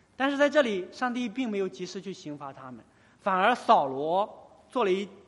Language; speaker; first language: Chinese; native; Chinese